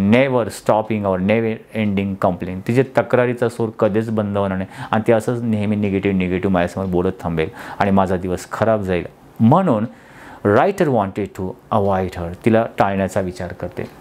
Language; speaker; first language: English; non-native, local second language; Marathi